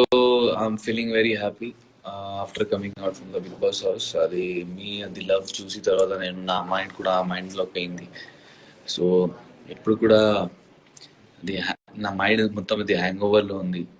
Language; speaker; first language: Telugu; non-native, learner; Hindi